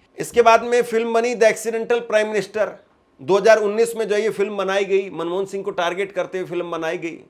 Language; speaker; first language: Hindi; native; Hindi